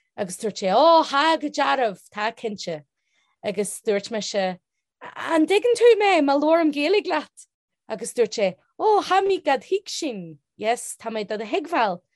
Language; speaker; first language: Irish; non-native, local second language; English